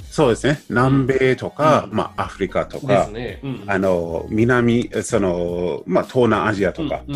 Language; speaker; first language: Japanese; non-native, fluent; English